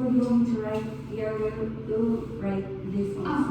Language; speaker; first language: English; non-native, learner; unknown